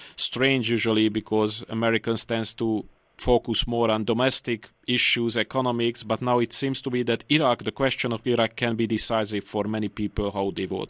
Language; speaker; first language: English; non-native, fluent; Hungarian